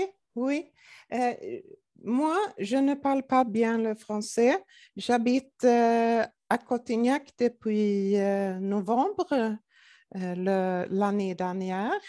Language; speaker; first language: French; non-native, learner; Swedish